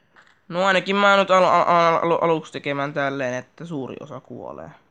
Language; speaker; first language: Finnish; native; Finnish